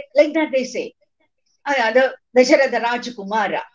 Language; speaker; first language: English; non-native, local second language; Malayalam